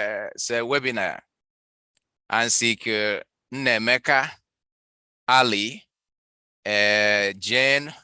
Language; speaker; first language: French; non-native, learner; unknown